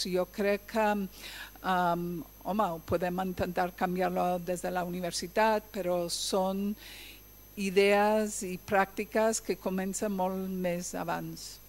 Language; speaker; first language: Catalan; non-native, fluent; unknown